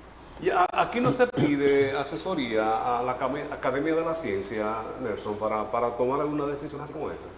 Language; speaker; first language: Spanish; native; Spanish